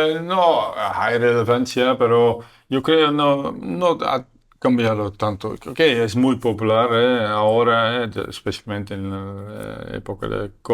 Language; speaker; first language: Spanish; non-native, learner; Dutch